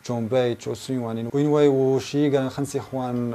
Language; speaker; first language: Chinese; non-native, fluent; Arabic